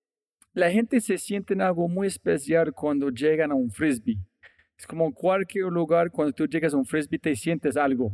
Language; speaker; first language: Spanish; non-native, fluent; English